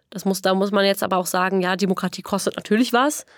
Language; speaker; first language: German; native; German